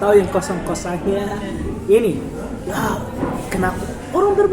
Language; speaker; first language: Indonesian; non-native, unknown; Arabic